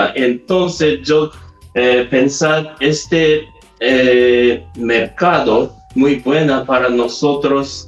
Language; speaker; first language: Spanish; non-native, learner; Japanese